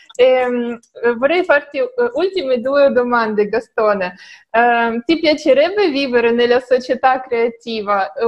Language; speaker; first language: Italian; non-native, fluent; Russian